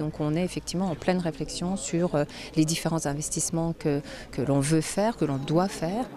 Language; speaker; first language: French; native; French